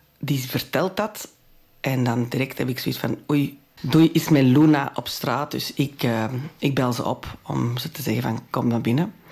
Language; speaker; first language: Dutch; non-native, local second language; French